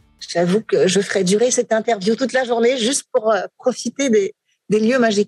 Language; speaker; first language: French; native; French